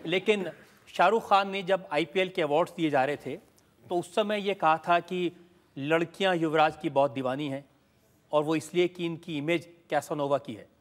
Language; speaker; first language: Hindi; native; Hindi